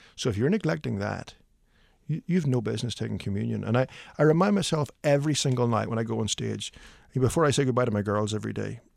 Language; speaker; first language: English; native; English